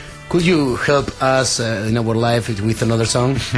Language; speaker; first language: English; non-native, learner; Spanish